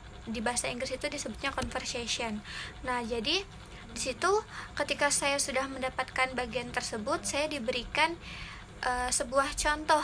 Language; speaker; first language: Indonesian; native; Indonesian